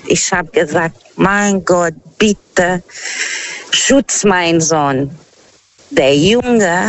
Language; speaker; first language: German; non-native, fluent; Portuguese